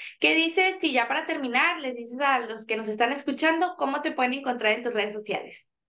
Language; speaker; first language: Spanish; native; Spanish